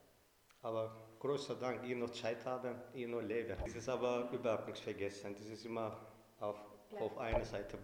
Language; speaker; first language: German; non-native, learner; Turkish